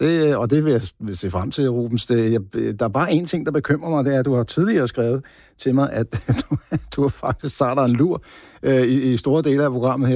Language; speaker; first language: Danish; native; Danish